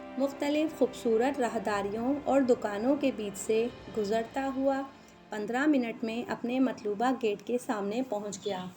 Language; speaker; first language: Urdu; non-native, local second language; Pahari-Potwari